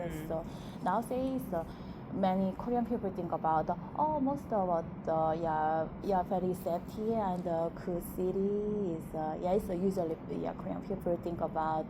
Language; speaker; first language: English; non-native, learner; Korean